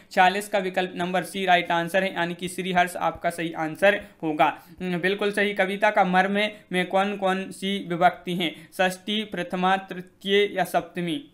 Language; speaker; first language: Hindi; native; Hindi